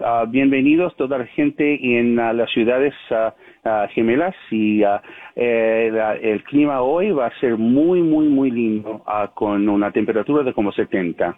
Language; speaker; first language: Spanish; early bilingual, heritage; Spanish